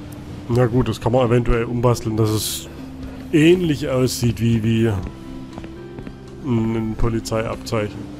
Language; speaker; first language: German; native; German